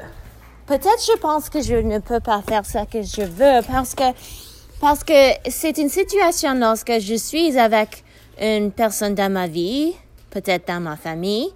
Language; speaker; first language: French; non-native, learner; English